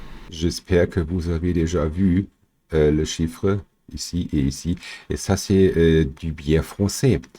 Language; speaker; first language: French; non-native, learner; German